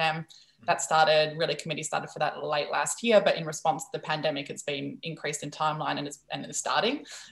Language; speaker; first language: English; non-native, fluent; Dutch